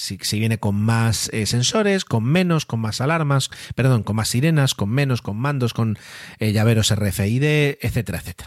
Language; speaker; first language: Spanish; native; Spanish